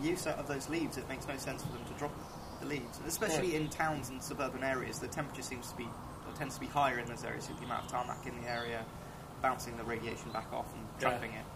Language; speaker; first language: English; native; English